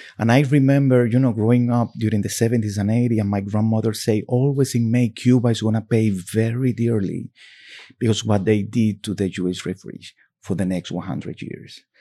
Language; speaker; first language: English; non-native, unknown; Spanish